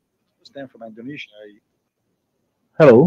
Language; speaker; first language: English; non-native, learner; Indonesian